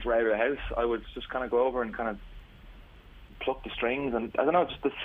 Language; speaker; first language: English; native; English